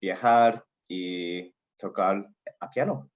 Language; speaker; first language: Spanish; non-native, learner; English